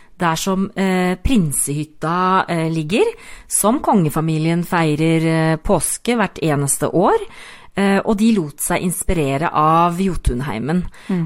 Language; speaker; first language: Norwegian; native; Norwegian